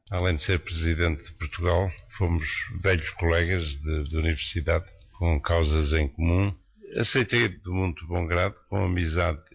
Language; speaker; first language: Portuguese; native; Portuguese